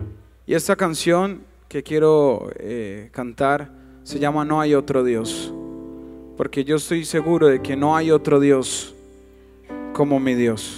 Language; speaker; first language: Spanish; native; Spanish